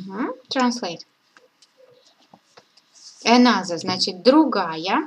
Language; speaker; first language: English; non-native, learner; Russian